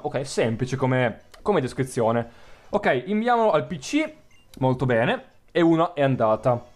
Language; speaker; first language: Italian; native; Italian